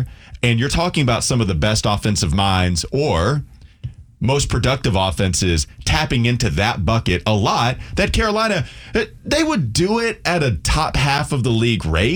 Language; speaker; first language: English; native; English